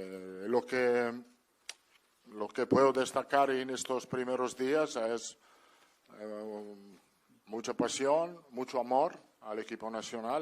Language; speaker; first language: Spanish; non-native, fluent; Italian